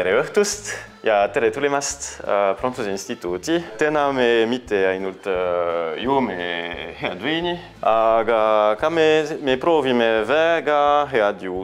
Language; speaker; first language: Estonian; non-native, fluent; French